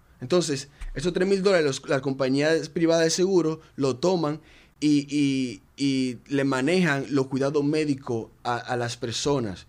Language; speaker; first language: Spanish; native; Spanish